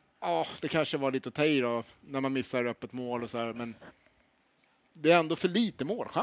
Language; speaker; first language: Swedish; native; Swedish